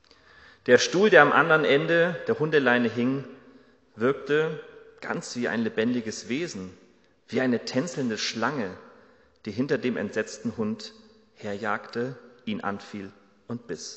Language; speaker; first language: German; native; German